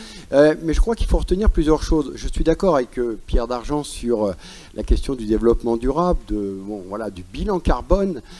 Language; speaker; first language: French; native; French